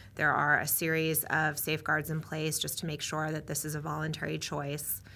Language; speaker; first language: English; native; English